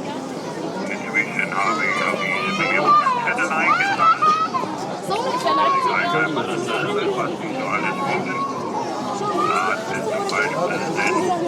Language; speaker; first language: German; native; German